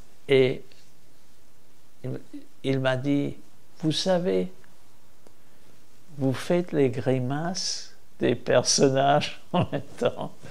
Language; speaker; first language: French; non-native, fluent; English